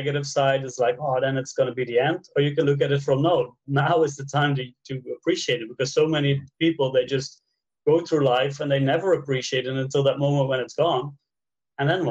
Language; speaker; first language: English; non-native, fluent; Dutch